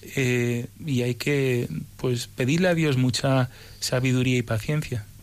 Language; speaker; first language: Spanish; early bilingual, other home language; English